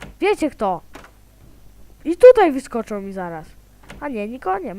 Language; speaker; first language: Polish; native; Polish